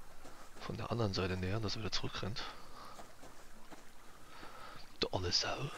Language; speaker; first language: German; native; German